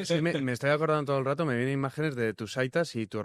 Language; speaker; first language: Spanish; native; Spanish